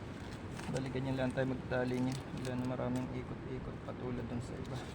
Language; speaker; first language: Filipino; native; Filipino